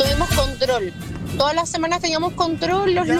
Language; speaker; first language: Spanish; native; Spanish